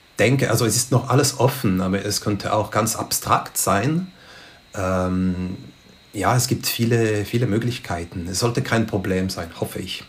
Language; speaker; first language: German; non-native, local second language; French